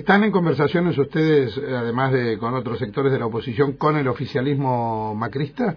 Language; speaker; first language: Spanish; native; Spanish